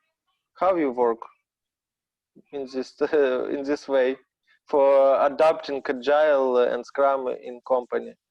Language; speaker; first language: English; non-native, learner; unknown